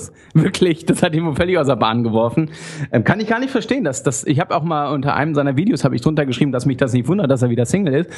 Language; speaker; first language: German; native; German